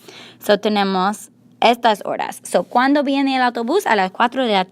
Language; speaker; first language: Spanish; non-native, fluent; English